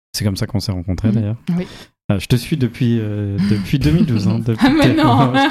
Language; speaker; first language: French; native; French